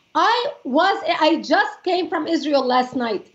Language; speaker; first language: English; non-native, fluent; Arabic